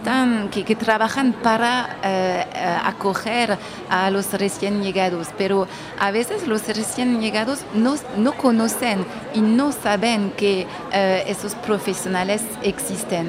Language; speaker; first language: Spanish; non-native, fluent; French